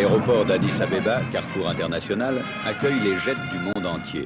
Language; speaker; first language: French; native; French